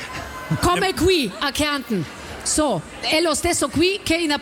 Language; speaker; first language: Italian; non-native, learner; German